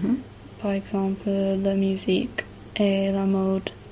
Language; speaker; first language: French; non-native, learner; English